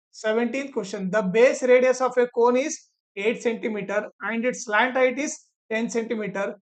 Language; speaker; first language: English; non-native, local second language; Kannada